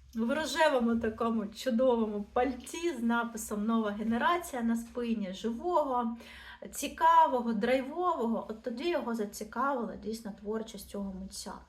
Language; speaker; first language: Ukrainian; non-native, local second language; Russian